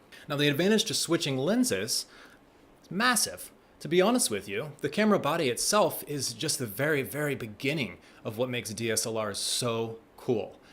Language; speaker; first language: English; native; English